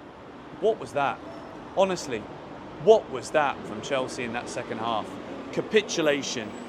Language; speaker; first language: English; native; English